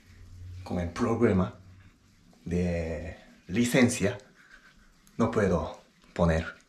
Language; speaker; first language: Spanish; non-native, learner; Japanese